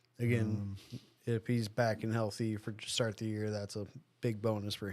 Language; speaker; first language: English; native; English